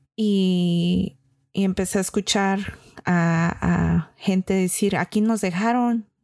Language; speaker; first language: Spanish; early bilingual, heritage; Spanish